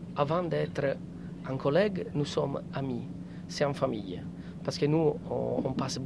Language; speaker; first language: French; non-native, learner; Italian